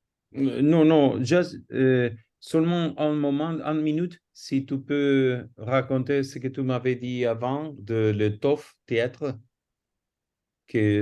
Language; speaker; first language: French; non-native, fluent; Spanish